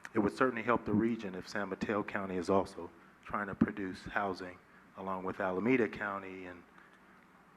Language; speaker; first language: English; native; English